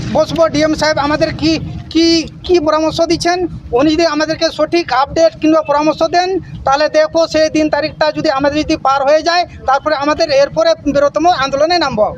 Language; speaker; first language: Bangla; non-native, local second language; Santali